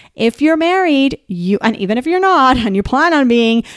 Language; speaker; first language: English; non-native, fluent; Spanish